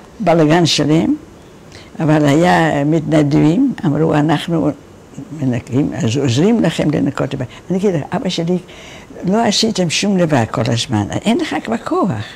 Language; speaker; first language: Hebrew; non-native, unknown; Dutch